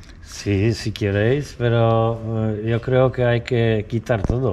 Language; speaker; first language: Spanish; non-native, fluent; Polish